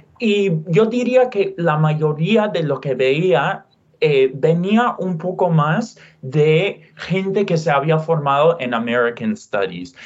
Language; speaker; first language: Spanish; non-native, fluent; English